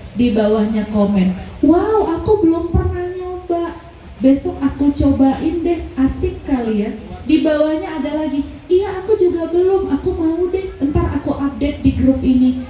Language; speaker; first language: Indonesian; native; Indonesian